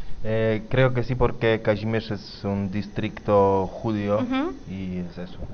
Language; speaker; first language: Spanish; non-native, learner; Polish